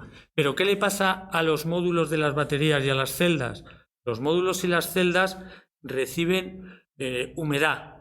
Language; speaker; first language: Spanish; native; Spanish